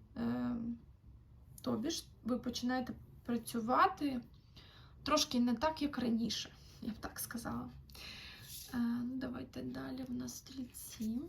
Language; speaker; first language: Ukrainian; non-native, local second language; Russian